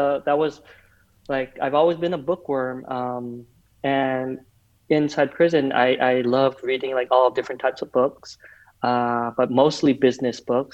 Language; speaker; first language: English; native; English